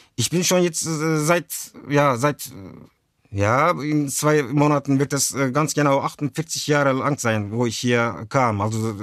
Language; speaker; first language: German; early bilingual, other home language; Turkish